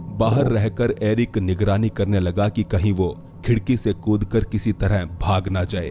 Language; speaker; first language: Hindi; native; Hindi